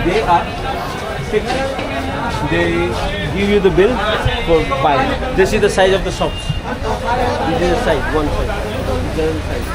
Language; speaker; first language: English; non-native, local second language; Hindi